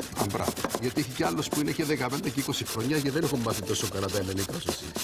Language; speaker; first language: Greek; native; Greek